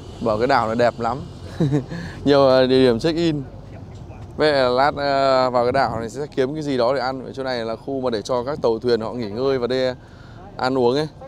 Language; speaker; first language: Vietnamese; native; Vietnamese